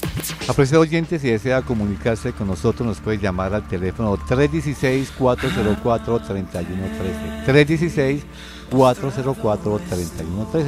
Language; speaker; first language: Spanish; native; Spanish